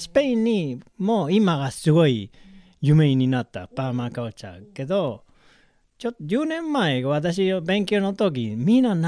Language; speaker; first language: Japanese; non-native, learner; Spanish